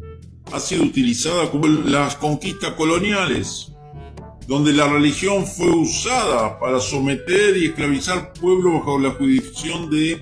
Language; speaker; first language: Spanish; native; Spanish